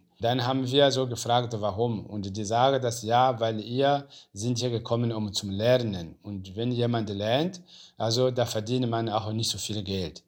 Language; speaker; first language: German; non-native, learner; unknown